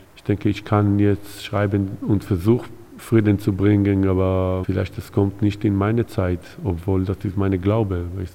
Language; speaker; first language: German; non-native, learner; Hebrew